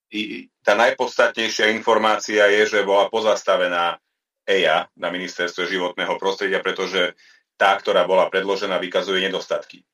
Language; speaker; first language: Slovak; non-native, local second language; Hungarian